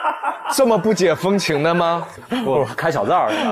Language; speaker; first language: Chinese; native; Chinese